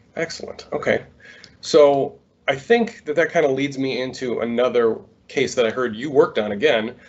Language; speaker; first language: English; native; English